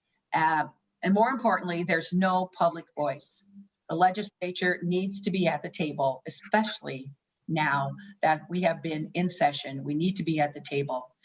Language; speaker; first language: English; native; English